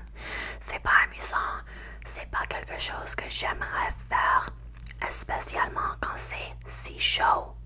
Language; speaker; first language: French; non-native, learner; English